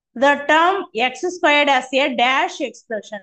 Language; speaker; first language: English; non-native, local second language; Tamil